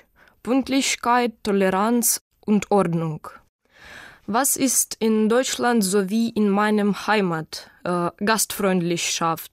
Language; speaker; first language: German; non-native, learner; Ukrainian